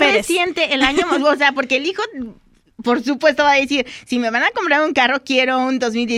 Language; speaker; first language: Spanish; native; Spanish